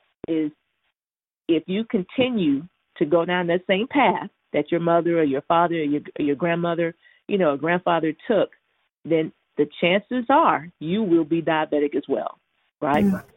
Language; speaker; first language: English; native; English